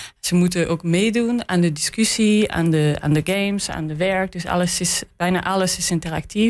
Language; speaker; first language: Dutch; non-native, learner; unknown